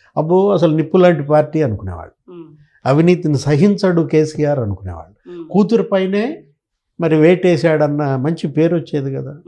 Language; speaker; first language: Telugu; native; Telugu